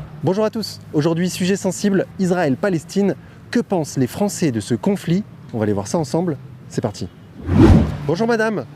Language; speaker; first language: French; native; French